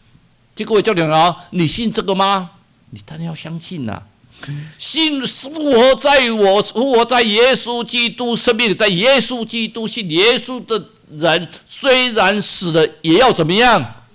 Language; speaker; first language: Chinese; non-native, local second language; Min Nan Chinese